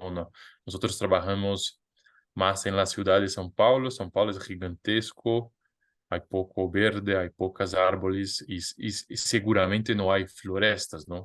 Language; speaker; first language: Spanish; non-native, fluent; Portuguese